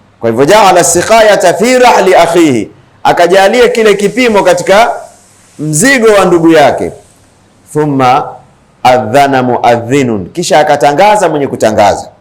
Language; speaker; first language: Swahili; native; Swahili